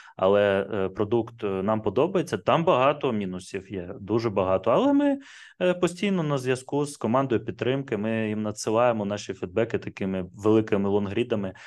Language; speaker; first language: Ukrainian; non-native, local second language; Russian